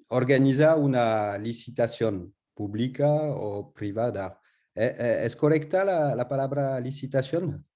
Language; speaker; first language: Spanish; non-native, learner; French